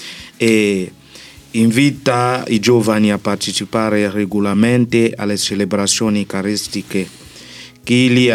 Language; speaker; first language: Italian; non-native, learner; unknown